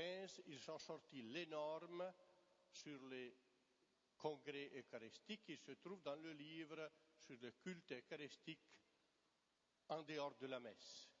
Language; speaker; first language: French; non-native, fluent; Italian